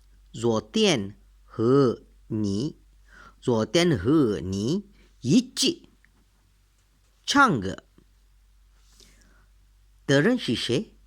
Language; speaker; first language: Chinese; non-native, learner; Malay